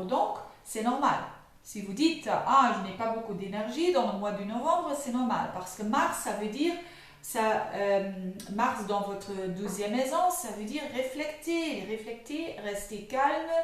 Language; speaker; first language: French; non-native, fluent; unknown